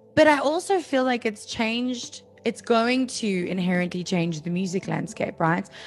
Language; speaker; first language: English; native; English